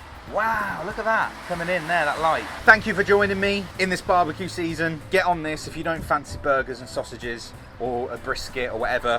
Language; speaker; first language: English; native; English